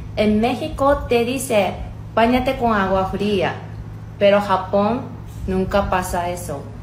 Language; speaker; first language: Spanish; non-native, learner; Japanese